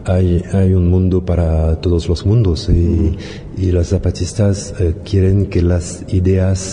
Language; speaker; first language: Spanish; non-native, learner; French